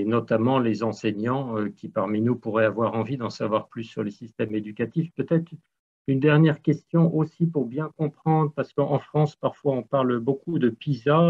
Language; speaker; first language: French; native; French